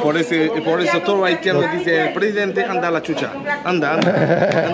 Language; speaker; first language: Spanish; non-native, learner; Haitian Creole